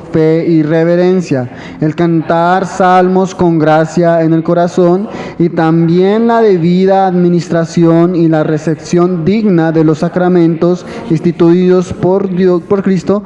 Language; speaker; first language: Spanish; native; Spanish